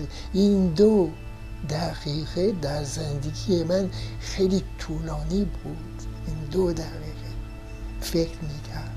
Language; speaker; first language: Persian; non-native, fluent; French